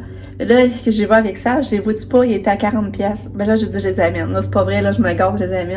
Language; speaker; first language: French; native; French